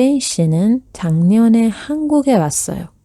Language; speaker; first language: Korean; non-native, fluent; Persian